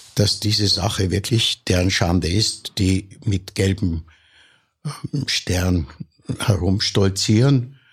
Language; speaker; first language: German; native; German